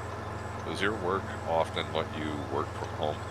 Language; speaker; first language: English; native; English